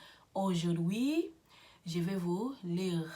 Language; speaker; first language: French; non-native, learner; English